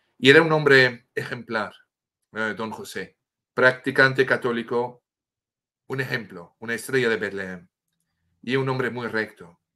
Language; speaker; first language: Spanish; non-native, fluent; French